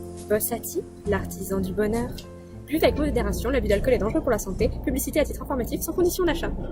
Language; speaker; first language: French; native; French